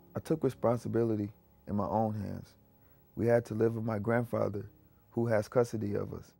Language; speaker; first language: English; native; English